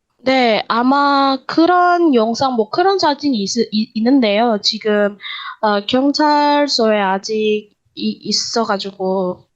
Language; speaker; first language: Korean; non-native, learner; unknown